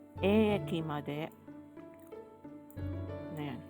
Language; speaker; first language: Japanese; non-native, learner; Filipino